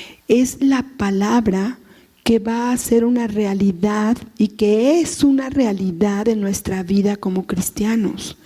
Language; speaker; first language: Spanish; native; Spanish